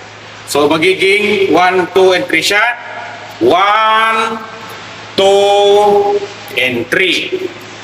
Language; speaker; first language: Filipino; native; Filipino